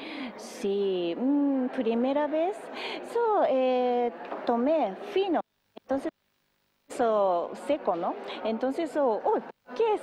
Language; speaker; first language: Spanish; non-native, learner; Japanese